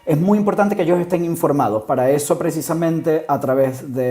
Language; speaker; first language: Spanish; native; Spanish